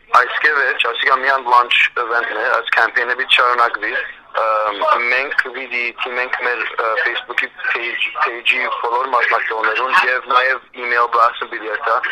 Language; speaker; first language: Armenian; early bilingual, heritage; Armenian